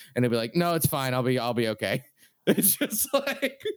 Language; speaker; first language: English; native; English